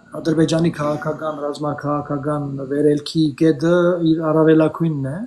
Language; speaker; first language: Armenian; early bilingual, heritage; Armenian